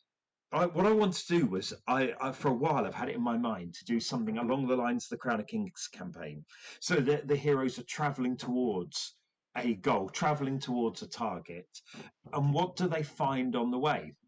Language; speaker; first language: English; native; English